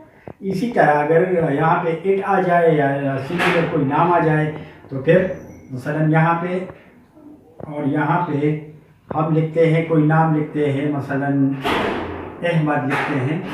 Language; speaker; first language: Urdu; native; Urdu